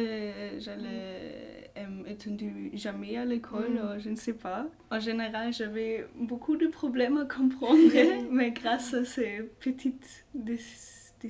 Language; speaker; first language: French; non-native, learner; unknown